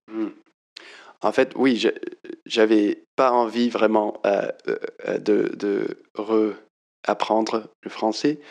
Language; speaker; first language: French; non-native, fluent; English